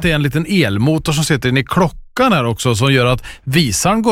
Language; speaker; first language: Swedish; native; Swedish